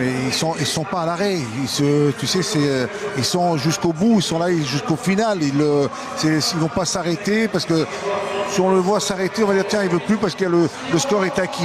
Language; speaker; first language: French; native; French